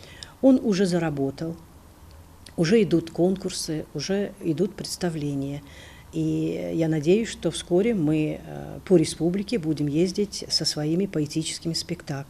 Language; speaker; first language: Russian; native; Russian